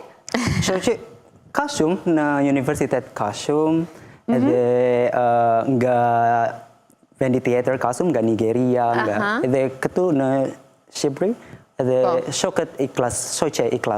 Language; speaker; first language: Albanian; non-native, learner; Indonesian